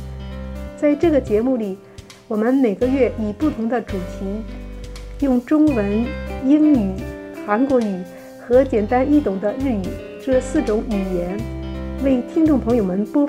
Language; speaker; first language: Chinese; native; Chinese